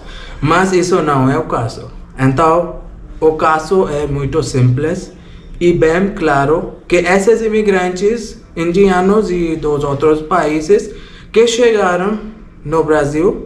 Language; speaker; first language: Portuguese; non-native, learner; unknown